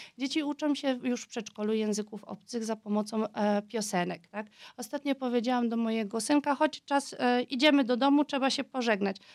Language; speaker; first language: Polish; early bilingual, heritage; Polish